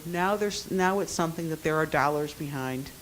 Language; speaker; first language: English; native; English